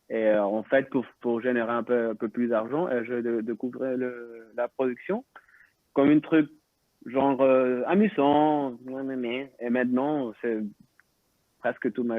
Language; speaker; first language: French; non-native, local second language; Spanish